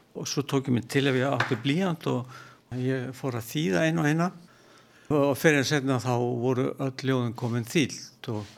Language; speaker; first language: Icelandic; native; Icelandic